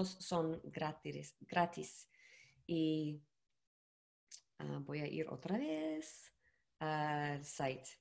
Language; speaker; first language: Spanish; non-native, learner; English